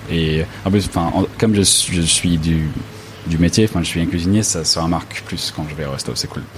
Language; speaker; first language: French; non-native, fluent; English